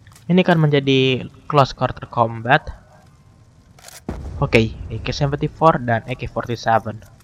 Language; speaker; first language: Indonesian; native; Indonesian